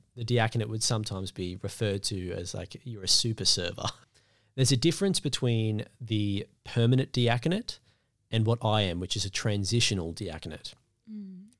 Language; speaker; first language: English; native; English